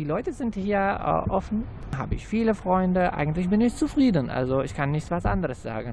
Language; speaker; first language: German; non-native, fluent; Arabic